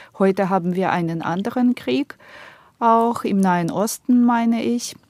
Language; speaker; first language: German; non-native, fluent; Ukrainian